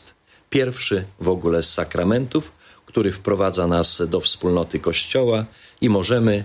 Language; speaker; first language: Polish; native; Polish